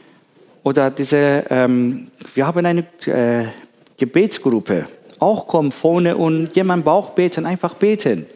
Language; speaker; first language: German; non-native, learner; Persian